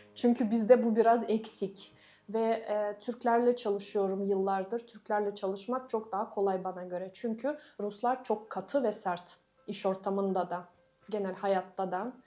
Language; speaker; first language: Turkish; non-native, fluent; Russian